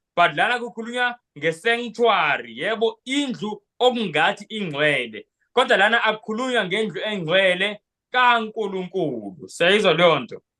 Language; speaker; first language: Zulu; non-native, local second language; Xhosa